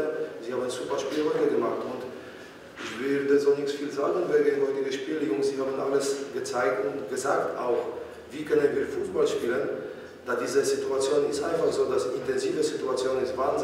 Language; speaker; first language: German; non-native, fluent; Polish